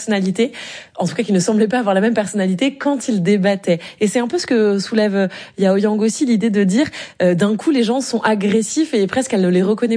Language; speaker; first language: French; native; French